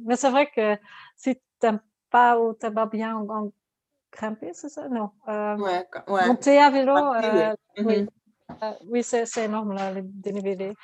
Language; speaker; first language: French; non-native, learner; Dutch